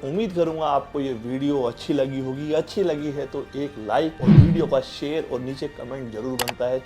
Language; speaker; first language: Hindi; native; Hindi